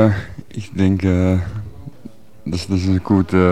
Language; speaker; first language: German; non-native, learner; Dutch